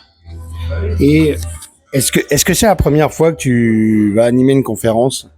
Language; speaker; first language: French; native; French